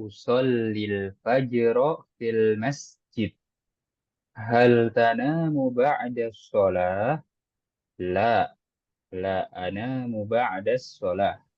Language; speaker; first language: Arabic; non-native, fluent; Indonesian